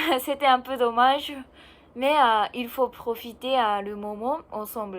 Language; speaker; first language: French; non-native, learner; Japanese